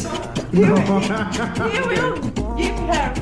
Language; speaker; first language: English; non-native, learner; Portuguese